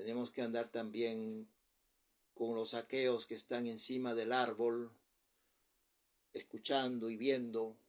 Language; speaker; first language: Spanish; native; Spanish